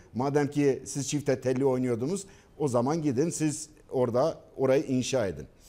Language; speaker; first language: Turkish; non-native, local second language; Kurdish